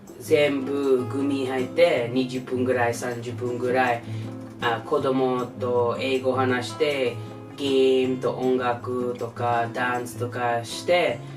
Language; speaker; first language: Japanese; non-native, learner; English